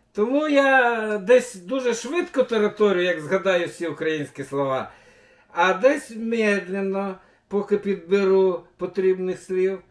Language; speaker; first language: Ukrainian; non-native, local second language; Bulgarian